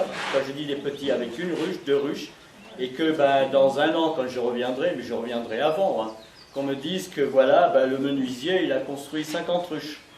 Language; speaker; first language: French; native; French